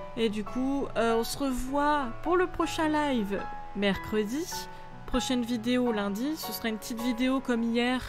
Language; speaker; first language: French; native; French